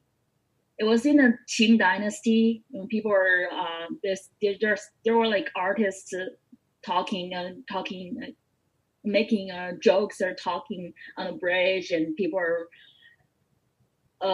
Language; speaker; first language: English; non-native, fluent; Chinese